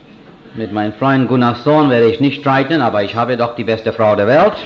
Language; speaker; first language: German; non-native, fluent; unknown